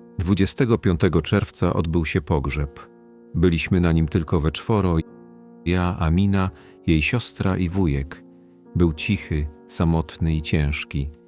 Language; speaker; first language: Polish; non-native, fluent; Kurdish